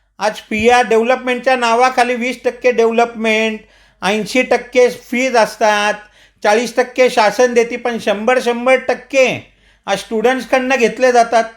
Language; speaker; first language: Marathi; non-native, local second language; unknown